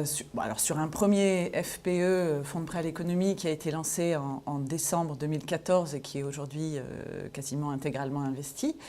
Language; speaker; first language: French; native; French